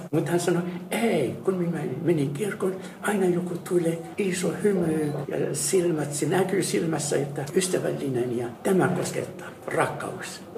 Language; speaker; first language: Finnish; non-native, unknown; Arabic